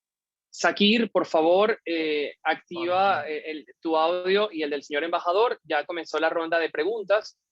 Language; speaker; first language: Spanish; native; Spanish